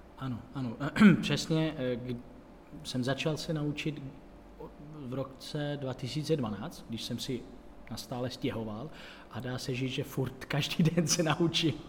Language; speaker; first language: Czech; non-native, fluent; Italian